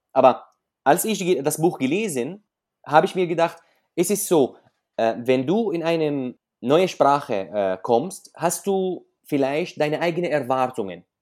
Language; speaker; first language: German; non-native, fluent; Arabic